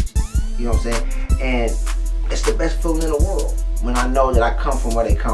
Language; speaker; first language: English; native; English